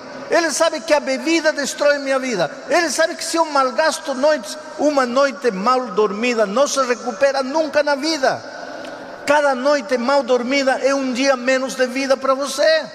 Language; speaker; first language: Portuguese; non-native, fluent; Spanish